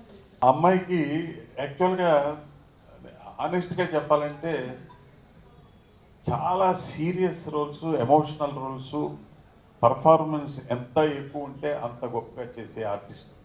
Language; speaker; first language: Telugu; native; Telugu